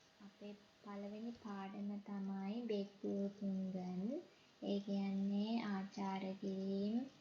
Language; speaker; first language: Sinhala; native; Sinhala